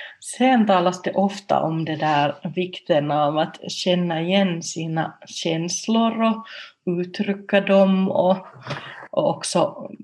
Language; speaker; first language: Swedish; non-native, local second language; Finnish